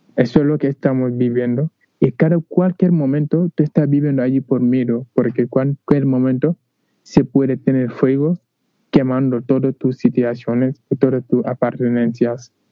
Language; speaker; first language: Spanish; non-native, learner; Wolof